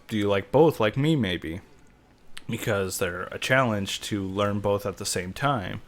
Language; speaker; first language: English; native; English